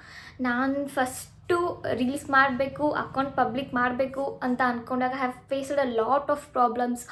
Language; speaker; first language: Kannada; native; Kannada